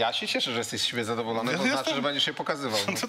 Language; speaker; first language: Polish; native; Polish